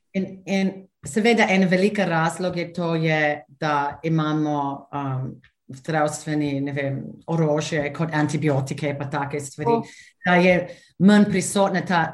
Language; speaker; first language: Slovenian; non-native, fluent; English